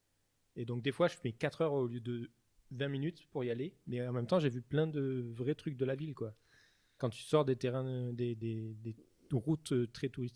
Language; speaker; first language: French; native; French